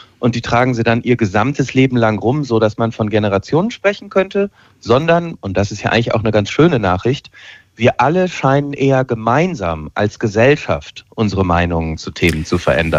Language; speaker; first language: German; native; German